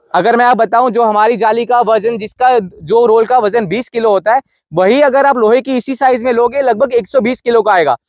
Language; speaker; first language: Hindi; native; Hindi